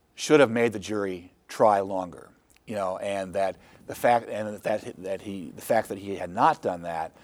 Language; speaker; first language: English; native; English